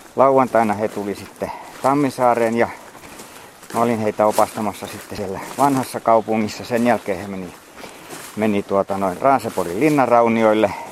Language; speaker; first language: Finnish; native; Finnish